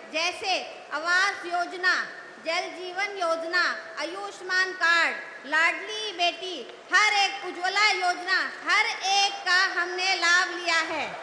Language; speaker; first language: Hindi; native; Hindi